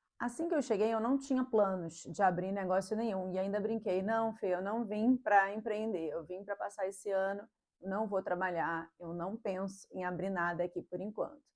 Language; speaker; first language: Portuguese; native; Portuguese